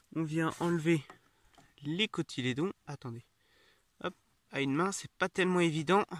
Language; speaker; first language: French; native; French